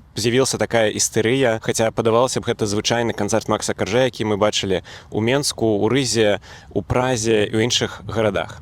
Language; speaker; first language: Belarusian; native; Belarusian